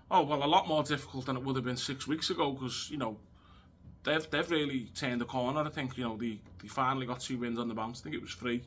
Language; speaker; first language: English; native; English